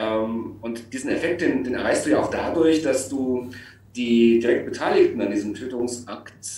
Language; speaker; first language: German; native; German